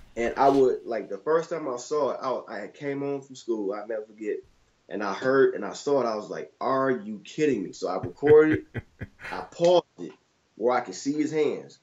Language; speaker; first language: English; native; English